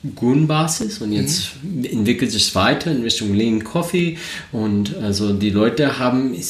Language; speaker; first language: German; non-native, learner; English